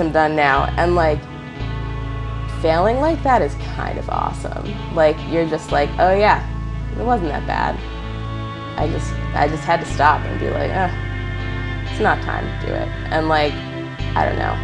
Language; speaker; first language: English; native; English